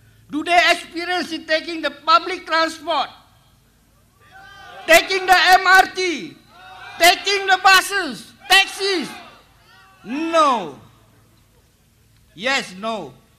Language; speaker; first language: English; non-native, local second language; Malay